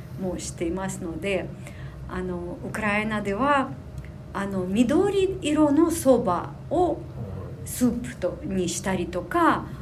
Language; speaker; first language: Japanese; non-native, fluent; Ukrainian